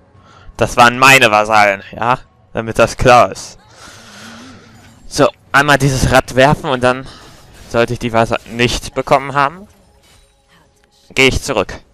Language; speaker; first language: German; native; German